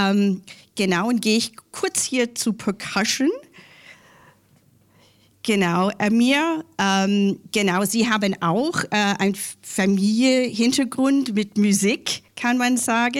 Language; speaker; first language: German; non-native, learner; English